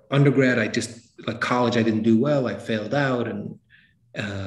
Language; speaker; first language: English; native; English